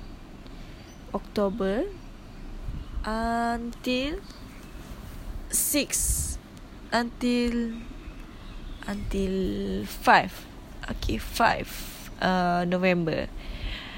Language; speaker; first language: English; non-native, local second language; Malay